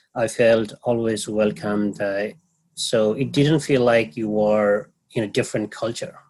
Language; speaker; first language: English; non-native, local second language; Nepali